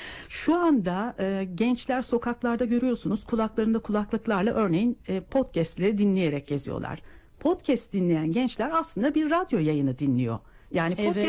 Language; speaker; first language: Turkish; native; Turkish